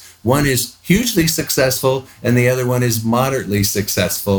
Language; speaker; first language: English; native; English